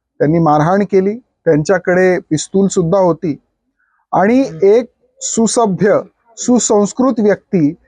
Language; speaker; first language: Marathi; native; Marathi